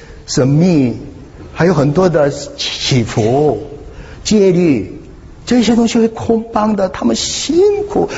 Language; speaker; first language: Chinese; non-native, fluent; Korean